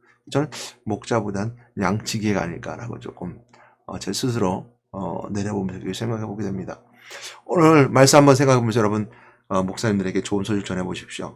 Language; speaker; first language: Korean; native; Korean